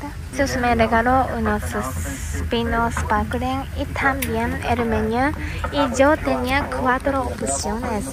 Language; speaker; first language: Spanish; non-native, learner; Japanese